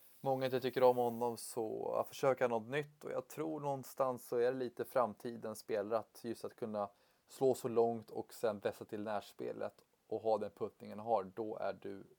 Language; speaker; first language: Swedish; native; Swedish